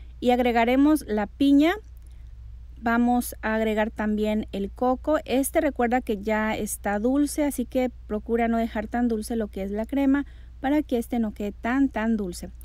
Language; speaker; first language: Spanish; native; Spanish